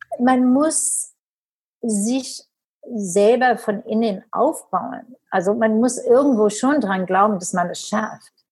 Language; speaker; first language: German; non-native, fluent; English